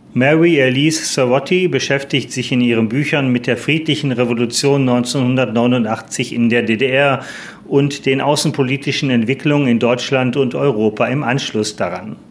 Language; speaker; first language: German; native; German